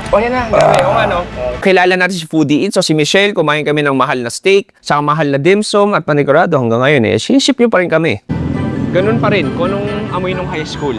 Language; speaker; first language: Filipino; native; Filipino